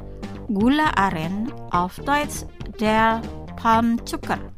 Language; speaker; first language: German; non-native, fluent; Indonesian